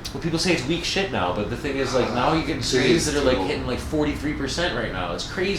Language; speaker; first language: English; native; English